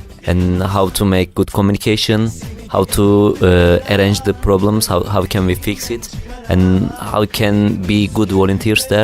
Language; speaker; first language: English; non-native, learner; Turkish